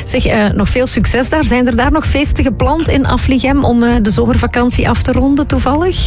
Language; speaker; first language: Dutch; native; Dutch